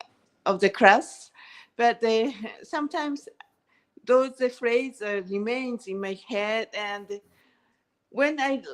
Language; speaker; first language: English; non-native, learner; Japanese